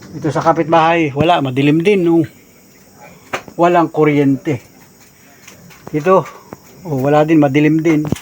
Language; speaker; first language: Filipino; native; Filipino